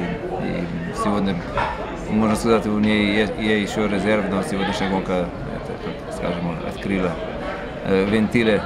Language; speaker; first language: Russian; non-native, fluent; Slovenian